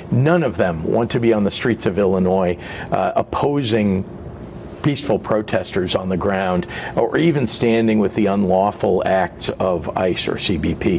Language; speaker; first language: English; native; English